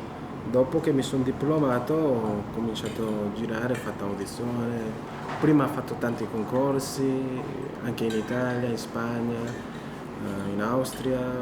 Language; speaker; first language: Italian; non-native, fluent; Korean